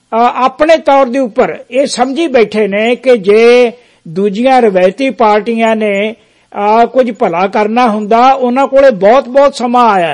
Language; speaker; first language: Punjabi; native; Punjabi